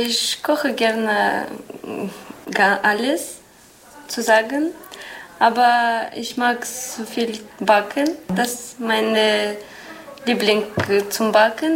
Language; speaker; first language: German; non-native, learner; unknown